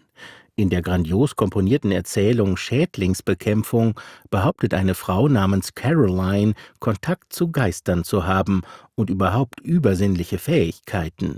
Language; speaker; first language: German; native; German